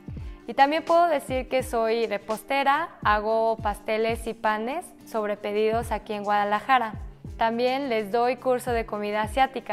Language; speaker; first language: Spanish; early bilingual, other home language; Korean